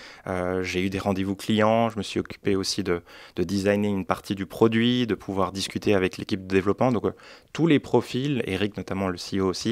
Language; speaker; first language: French; native; French